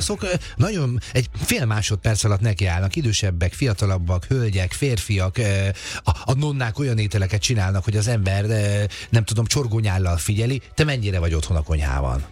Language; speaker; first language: Hungarian; native; Hungarian